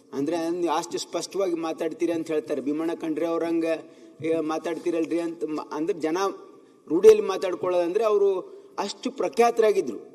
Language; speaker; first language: Kannada; native; Kannada